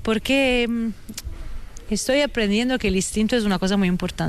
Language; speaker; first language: Spanish; non-native, fluent; Italian